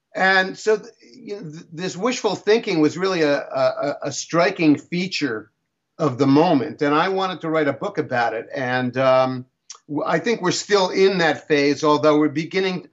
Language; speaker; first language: English; native; English